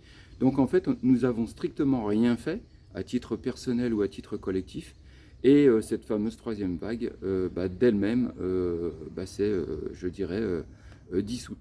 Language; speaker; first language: French; native; French